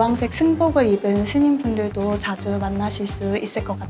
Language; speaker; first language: Korean; native; Korean